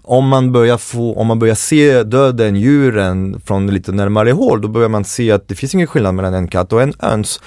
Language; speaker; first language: Swedish; non-native, fluent; French